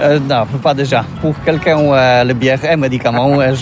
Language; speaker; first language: French; non-native, learner; Polish